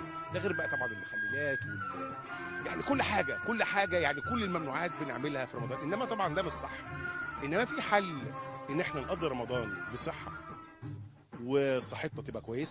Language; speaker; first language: Arabic; native; Arabic